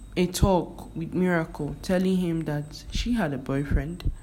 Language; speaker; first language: English; non-native, local second language; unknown